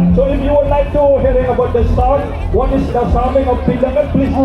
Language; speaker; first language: English; non-native, learner; Indonesian